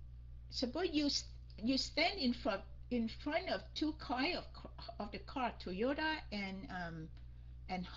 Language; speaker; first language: English; non-native, fluent; Vietnamese